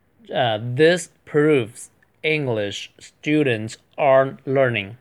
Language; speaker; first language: English; non-native, fluent; Chinese